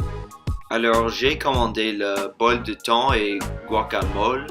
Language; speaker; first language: French; non-native, fluent; English